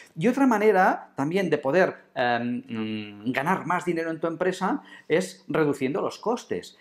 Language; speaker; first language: Spanish; non-native, local second language; Catalan